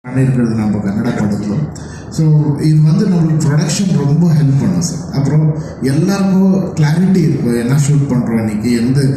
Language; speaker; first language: Tamil; non-native, local second language; Kannada